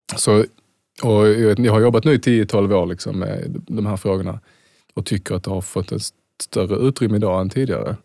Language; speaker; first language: Swedish; native; Swedish